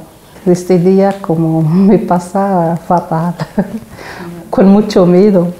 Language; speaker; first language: Spanish; non-native, learner; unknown